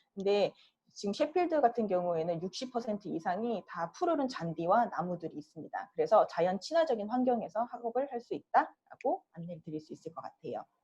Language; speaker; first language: Korean; native; Korean